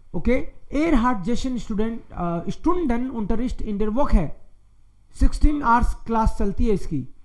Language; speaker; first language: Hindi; native; Hindi